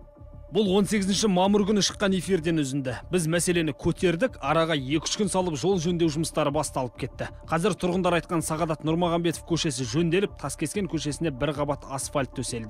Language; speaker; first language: Kazakh; native; Kazakh